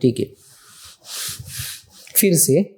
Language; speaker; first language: Hindi; non-native, fluent; Sinhala